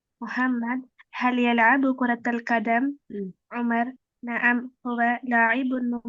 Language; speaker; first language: Arabic; non-native, learner; Tamil